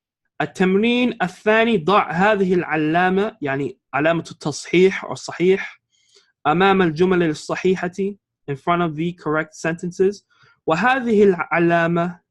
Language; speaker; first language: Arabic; non-native, fluent; English